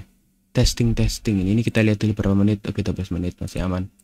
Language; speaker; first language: Indonesian; native; Indonesian